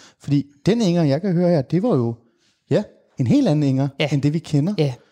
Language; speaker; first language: Danish; early bilingual, other home language; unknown